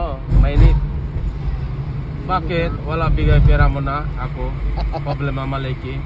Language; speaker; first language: Filipino; non-native, learner; Bangla